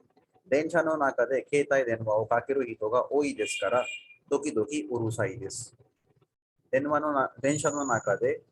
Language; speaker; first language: Japanese; non-native, fluent; Urdu